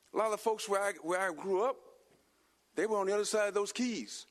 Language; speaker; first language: English; native; English